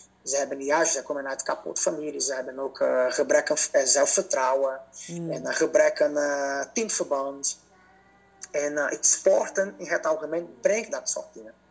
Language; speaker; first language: Dutch; non-native, fluent; Portuguese